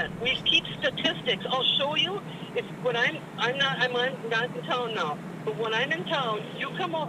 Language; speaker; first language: English; native; English